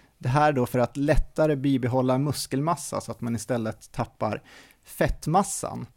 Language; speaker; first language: Swedish; native; Swedish